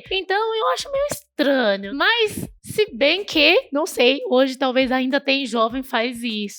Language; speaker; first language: Portuguese; non-native, fluent; Chinese